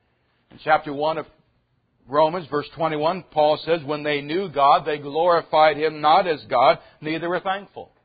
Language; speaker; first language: English; native; English